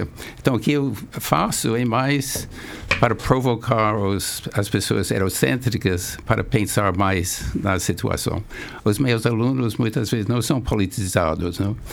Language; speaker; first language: Portuguese; non-native, fluent; English